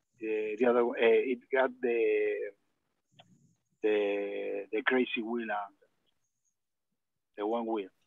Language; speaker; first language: English; non-native, learner; Spanish